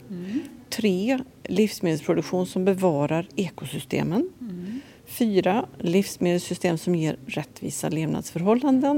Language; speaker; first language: Swedish; native; Swedish